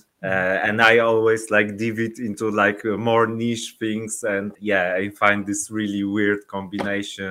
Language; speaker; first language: English; non-native, learner; Polish